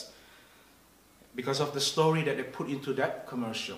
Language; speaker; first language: English; non-native, fluent; Indonesian